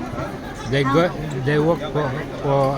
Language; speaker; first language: English; non-native, learner; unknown